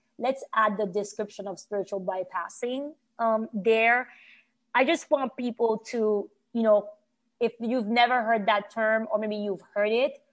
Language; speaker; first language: English; non-native, fluent; Haitian Creole